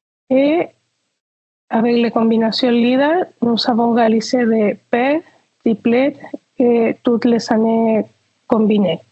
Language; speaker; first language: French; non-native, fluent; Spanish